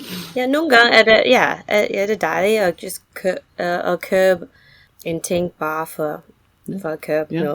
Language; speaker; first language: Danish; non-native, learner; English